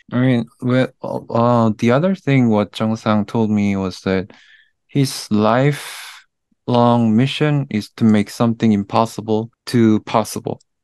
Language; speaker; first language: English; non-native, fluent; Korean